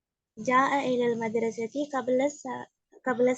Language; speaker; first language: Arabic; non-native, learner; Tamil